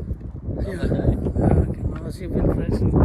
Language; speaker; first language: German; non-native, learner; Indonesian